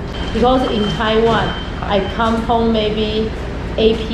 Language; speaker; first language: English; non-native, learner; Chinese